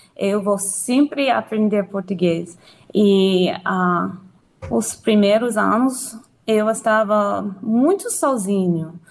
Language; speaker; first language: Portuguese; non-native, learner; English